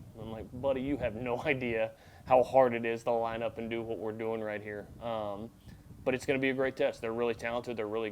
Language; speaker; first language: English; native; English